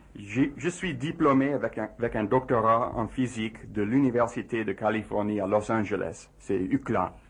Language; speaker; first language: French; non-native, fluent; English